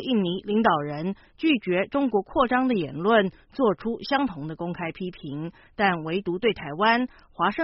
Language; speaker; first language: Chinese; native; Chinese